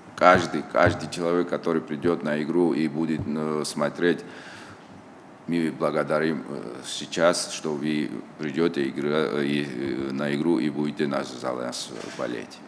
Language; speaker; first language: Russian; non-native, local second language; Tajik